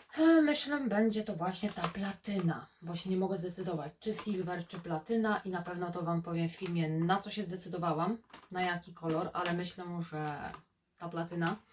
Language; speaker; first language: Polish; native; Polish